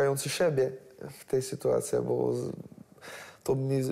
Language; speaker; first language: Polish; non-native, learner; Portuguese